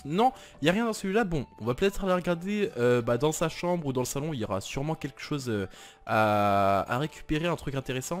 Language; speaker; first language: French; native; French